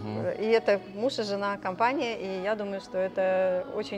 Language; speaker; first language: Russian; native; Russian